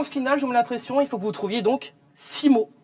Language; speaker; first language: French; native; French